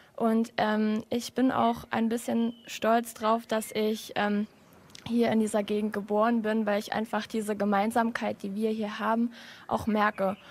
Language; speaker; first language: German; non-native, local second language; Upper Sorbian